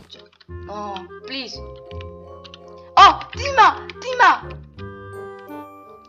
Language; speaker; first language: English; non-native, learner; Italian